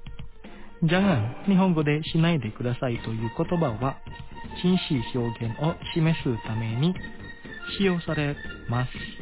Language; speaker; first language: Japanese; non-native, fluent; Indonesian